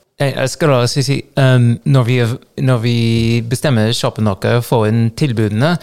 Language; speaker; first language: Norwegian; non-native, fluent; English